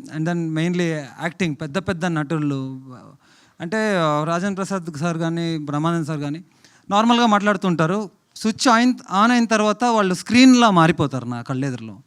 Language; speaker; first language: Telugu; non-native, fluent; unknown